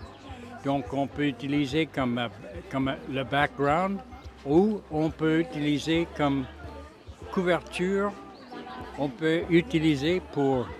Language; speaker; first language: French; non-native, local second language; English